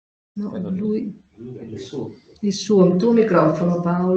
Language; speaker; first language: Italian; native; Italian